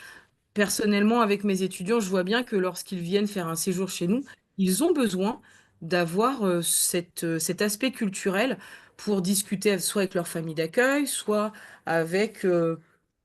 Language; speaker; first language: French; native; French